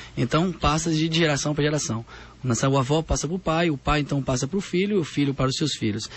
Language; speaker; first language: Portuguese; native; Portuguese